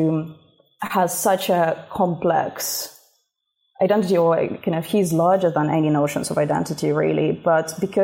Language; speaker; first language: English; non-native, fluent; Russian